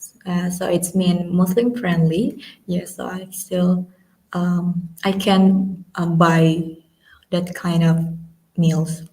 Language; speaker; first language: English; non-native, learner; Indonesian